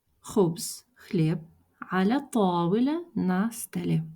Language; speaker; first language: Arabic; non-native, fluent; Russian